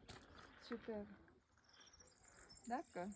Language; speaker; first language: French; non-native, fluent; Spanish